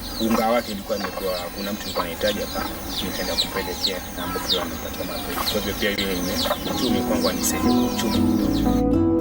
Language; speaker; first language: Swahili; non-native, local second language; Giryama